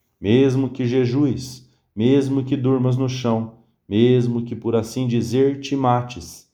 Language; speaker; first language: Portuguese; native; Portuguese